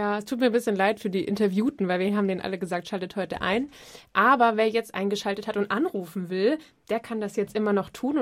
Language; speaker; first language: German; native; German